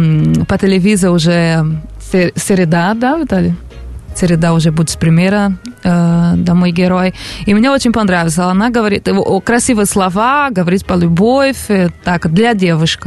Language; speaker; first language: Russian; non-native, learner; Portuguese